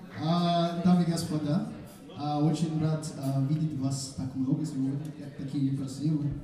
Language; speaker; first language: Russian; non-native, fluent; Malagasy